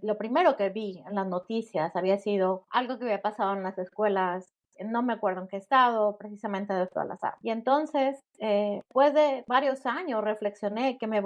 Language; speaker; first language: Spanish; native; Spanish